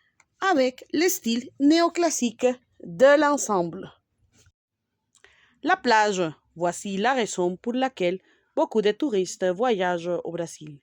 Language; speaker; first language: French; non-native, learner; Spanish